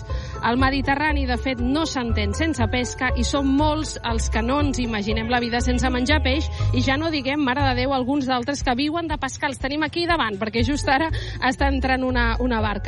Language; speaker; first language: Catalan; native; Catalan